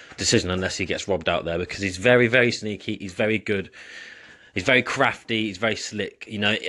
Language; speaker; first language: English; native; English